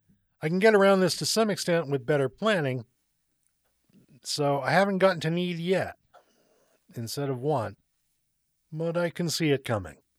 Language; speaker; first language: English; native; English